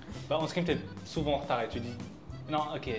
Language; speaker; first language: French; native; French